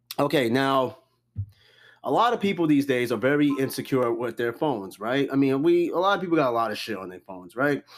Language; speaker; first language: English; native; English